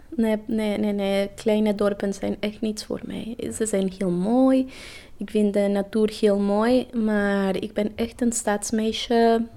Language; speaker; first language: Dutch; non-native, learner; Spanish